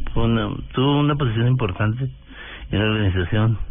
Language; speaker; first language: Spanish; native; Spanish